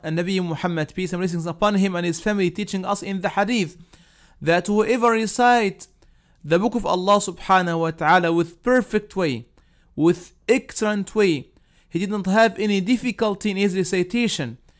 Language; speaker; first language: English; non-native, fluent; Arabic